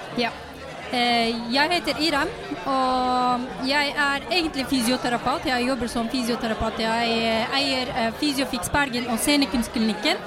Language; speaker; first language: Norwegian; non-native, fluent; Turkish